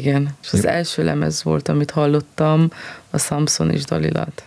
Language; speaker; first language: Hungarian; non-native, fluent; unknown